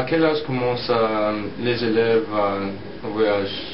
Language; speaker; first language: French; non-native, learner; English